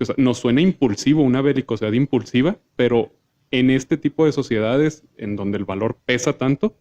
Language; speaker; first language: Spanish; native; Spanish